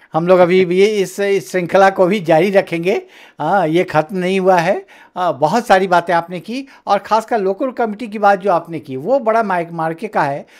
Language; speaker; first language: Hindi; native; Hindi